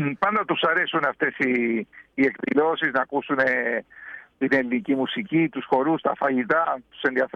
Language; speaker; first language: Greek; early bilingual, heritage; Spanish